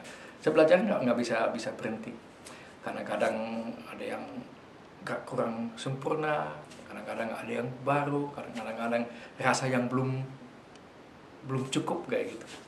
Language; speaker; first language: Indonesian; non-native, fluent; Dutch